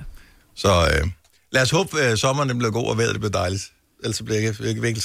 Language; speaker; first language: Danish; native; Danish